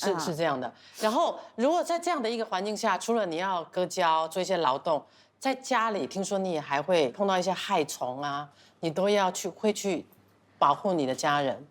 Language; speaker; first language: Chinese; native; Chinese